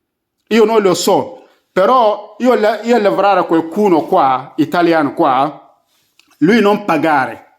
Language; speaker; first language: Italian; non-native, learner; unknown